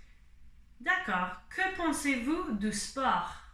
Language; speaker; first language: French; non-native, fluent; English